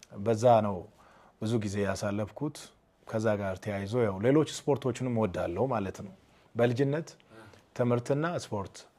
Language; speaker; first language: Amharic; non-native, local second language; Wolaytta